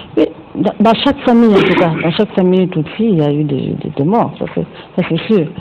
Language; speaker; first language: French; non-native, local second language; Kinyarwanda